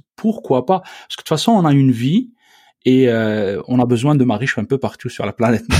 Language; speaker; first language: French; non-native, local second language; Arabic